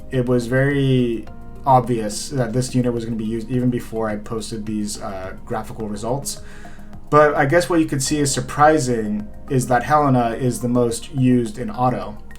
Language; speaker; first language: English; native; English